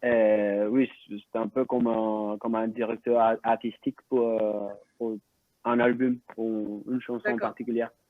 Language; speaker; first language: French; non-native, local second language; Spanish